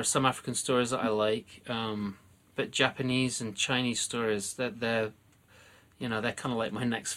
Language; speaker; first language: English; native; English